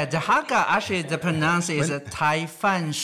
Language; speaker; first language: English; non-native, fluent; Chinese